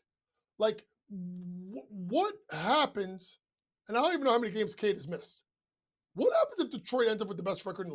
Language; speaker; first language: English; native; English